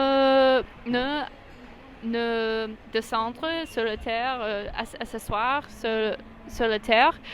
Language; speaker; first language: French; non-native, learner; English